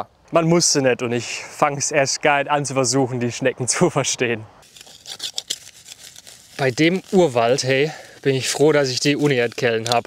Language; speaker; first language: German; native; German